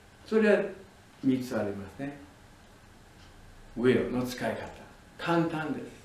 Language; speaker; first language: Japanese; non-native, fluent; English